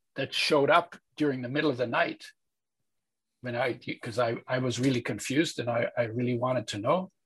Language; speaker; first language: English; early bilingual, other home language; Polish